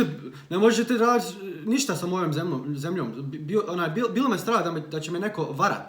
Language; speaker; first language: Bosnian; early bilingual, heritage; Bosnian